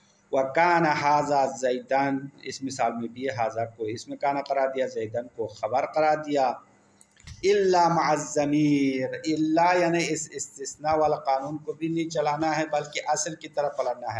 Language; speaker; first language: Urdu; non-native, local second language; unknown